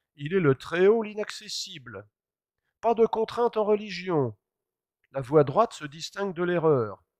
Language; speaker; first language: French; native; French